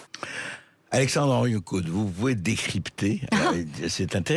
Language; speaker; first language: French; native; French